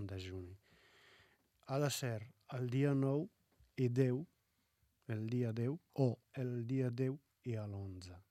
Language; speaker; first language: Catalan; non-native, fluent; Arabic